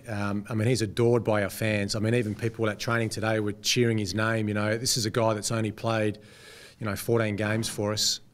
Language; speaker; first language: English; native; English